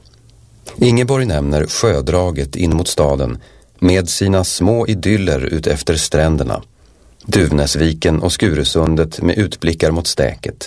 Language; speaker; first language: Swedish; native; Swedish